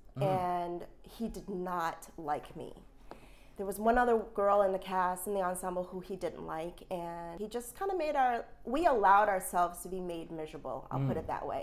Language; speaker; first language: English; native; English